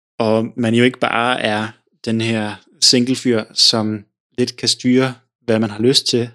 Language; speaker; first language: Danish; native; Danish